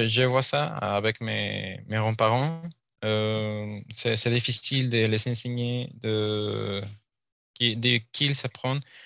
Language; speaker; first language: French; non-native, learner; Spanish